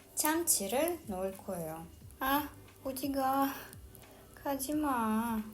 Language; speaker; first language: Korean; non-native, fluent; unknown